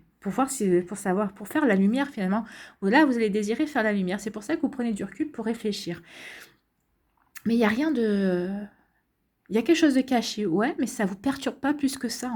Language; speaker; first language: French; native; French